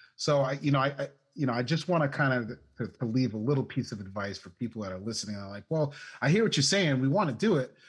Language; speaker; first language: English; native; English